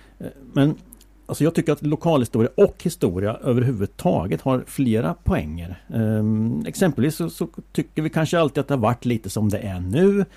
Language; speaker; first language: Swedish; native; Swedish